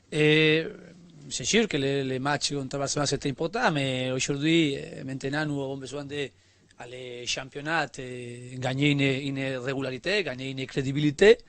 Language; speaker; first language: French; non-native, learner; Spanish